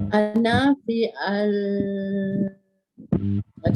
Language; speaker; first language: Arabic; non-native, learner; Malay